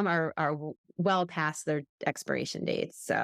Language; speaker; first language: English; native; English